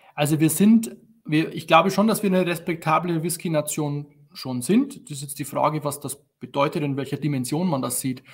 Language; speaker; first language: German; native; German